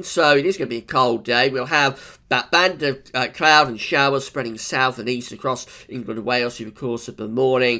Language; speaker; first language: English; native; English